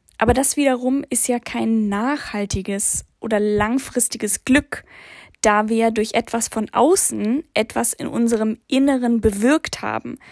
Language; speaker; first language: German; early bilingual, other home language; English